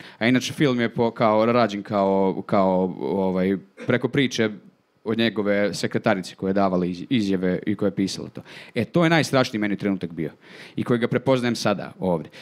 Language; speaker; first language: Serbian; native; Serbian